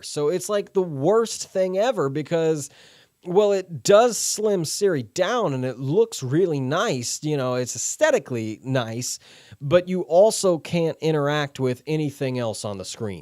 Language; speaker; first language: English; native; English